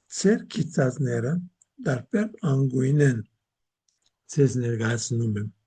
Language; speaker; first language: Armenian; native; Armenian